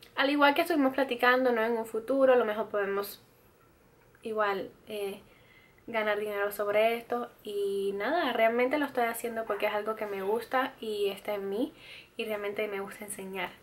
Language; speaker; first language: Spanish; native; Spanish